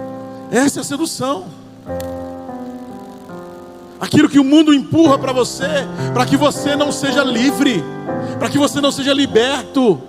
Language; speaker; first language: Portuguese; native; Portuguese